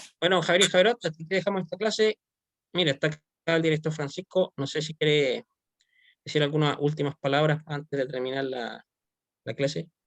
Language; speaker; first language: Spanish; native; Spanish